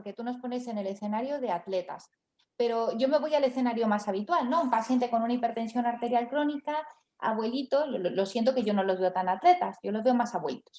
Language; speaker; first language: Spanish; native; Spanish